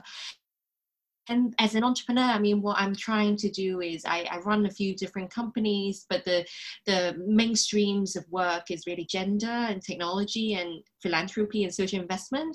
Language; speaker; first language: English; non-native, local second language; Cantonese